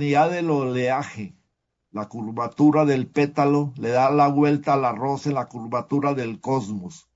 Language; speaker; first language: Spanish; native; Spanish